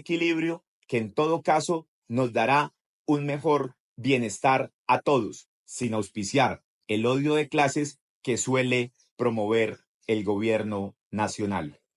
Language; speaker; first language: Spanish; native; Spanish